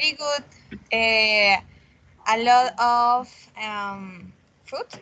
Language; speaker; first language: English; non-native, learner; Spanish